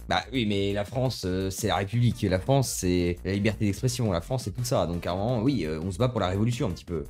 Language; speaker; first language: French; native; French